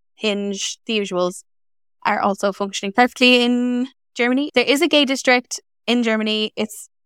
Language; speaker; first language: English; native; English